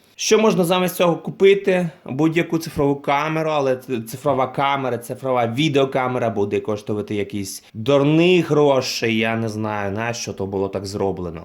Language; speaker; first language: Ukrainian; non-native, local second language; Russian